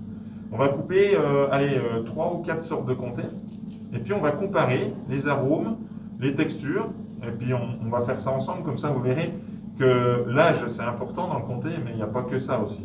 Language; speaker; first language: French; native; French